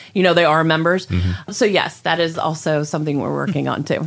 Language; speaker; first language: English; native; English